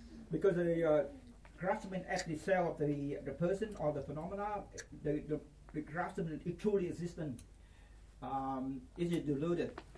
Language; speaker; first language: English; non-native, fluent; Vietnamese